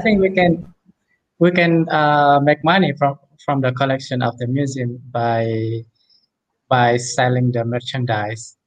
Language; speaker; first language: English; non-native, fluent; Indonesian